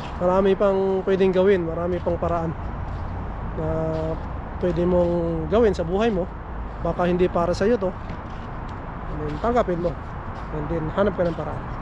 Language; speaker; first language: Filipino; non-native, local second language; Cebuano